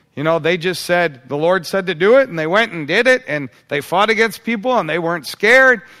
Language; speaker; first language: English; native; English